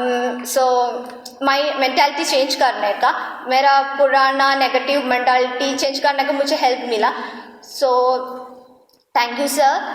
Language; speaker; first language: Hindi; non-native, local second language; Malayalam